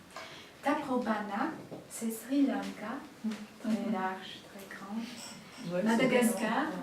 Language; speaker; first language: French; non-native, fluent; Polish